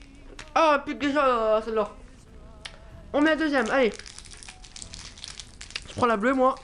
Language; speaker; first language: French; native; French